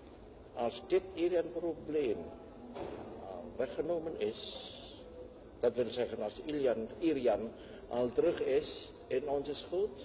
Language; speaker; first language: Dutch; non-native, fluent; Indonesian